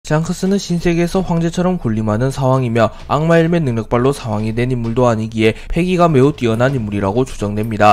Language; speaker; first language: Korean; native; Korean